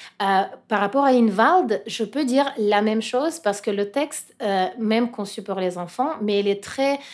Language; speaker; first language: French; non-native, fluent; Russian